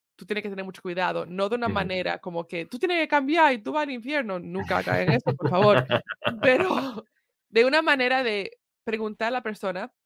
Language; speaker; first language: Spanish; early bilingual, heritage; Spanish